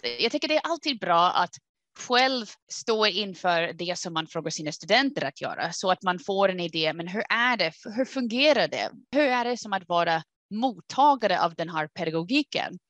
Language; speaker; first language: Swedish; non-native, fluent; English